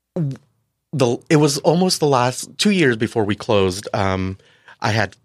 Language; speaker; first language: English; native; English